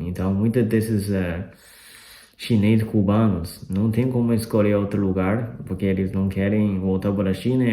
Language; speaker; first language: Portuguese; non-native, fluent; Chinese